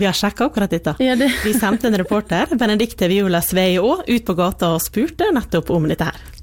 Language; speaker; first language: Norwegian; native; Norwegian